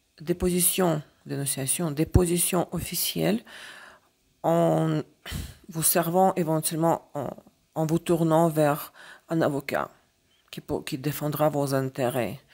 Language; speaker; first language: French; non-native, fluent; Russian